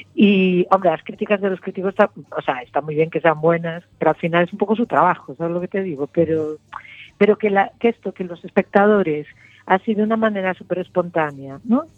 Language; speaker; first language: Spanish; native; Spanish